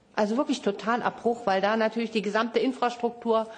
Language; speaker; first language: German; native; German